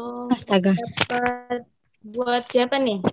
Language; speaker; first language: Indonesian; native; Indonesian